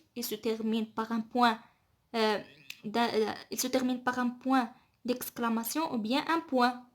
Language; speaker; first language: French; non-native, local second language; Arabic